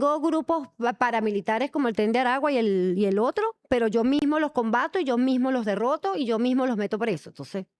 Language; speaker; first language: Spanish; native; Spanish